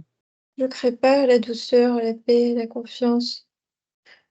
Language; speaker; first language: French; native; French